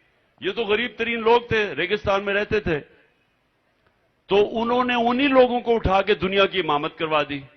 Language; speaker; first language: Urdu; native; Urdu